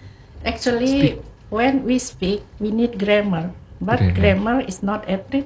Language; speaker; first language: English; non-native, fluent; Indonesian